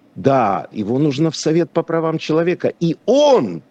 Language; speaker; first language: Russian; non-native, local second language; Polish